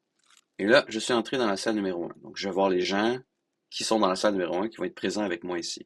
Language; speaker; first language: French; native; French